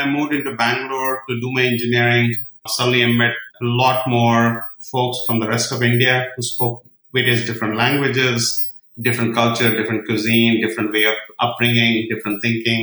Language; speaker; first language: English; non-native, local second language; Kashmiri